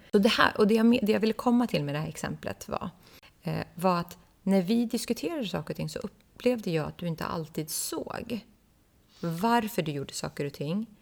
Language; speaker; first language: Swedish; early bilingual, other home language; Persian